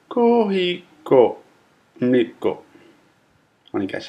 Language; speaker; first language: Japanese; non-native, learner; English